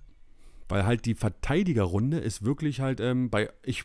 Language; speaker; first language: German; native; German